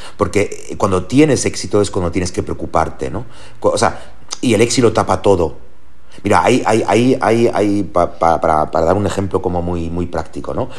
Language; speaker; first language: Spanish; early bilingual, heritage; Spanish